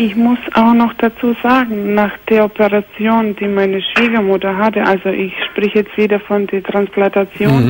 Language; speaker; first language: German; non-native, fluent; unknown